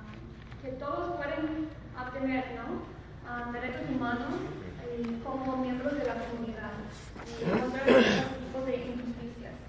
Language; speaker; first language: Spanish; early bilingual, other home language; English